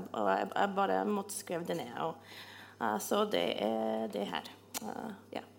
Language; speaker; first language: Norwegian; non-native, fluent; English